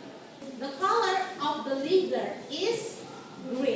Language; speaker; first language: English; non-native, fluent; Indonesian